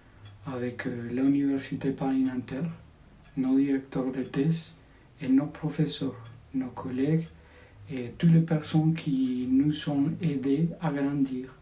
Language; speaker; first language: French; non-native, fluent; Spanish